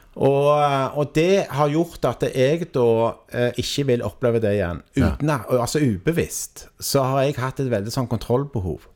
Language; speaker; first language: Norwegian; native; Norwegian